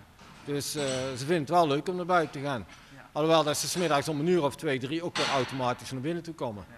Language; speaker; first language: Dutch; native; Dutch